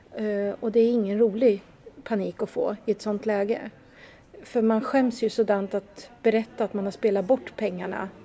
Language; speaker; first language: Swedish; native; Swedish